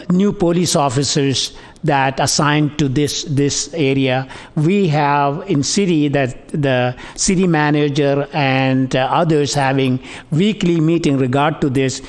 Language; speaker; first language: English; non-native, local second language; Tamil